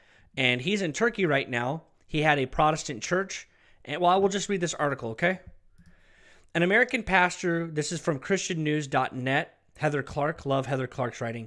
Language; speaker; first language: English; native; English